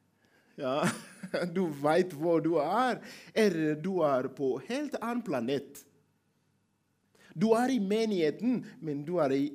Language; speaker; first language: Swedish; non-native, learner; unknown